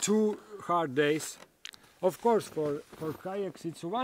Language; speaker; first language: English; non-native, learner; Latvian